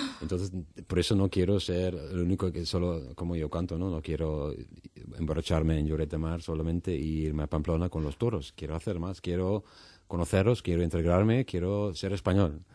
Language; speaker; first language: Spanish; non-native, fluent; Dutch